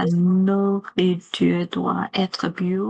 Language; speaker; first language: French; non-native, learner; Chinese